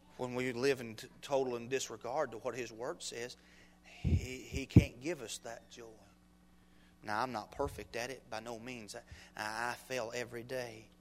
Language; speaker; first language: English; native; English